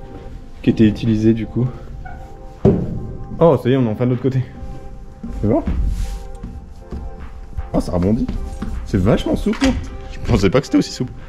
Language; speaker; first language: French; native; French